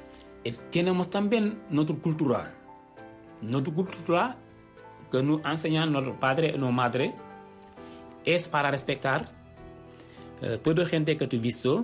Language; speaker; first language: Spanish; non-native, learner; Wolof